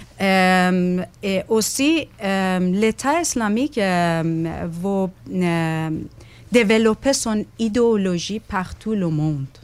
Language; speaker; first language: French; non-native, fluent; Persian